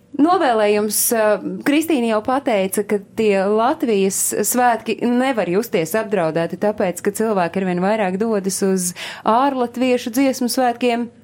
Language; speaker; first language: Latvian; native; Latvian